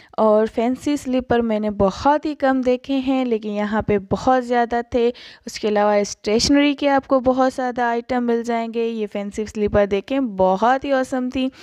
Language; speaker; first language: Urdu; native; Urdu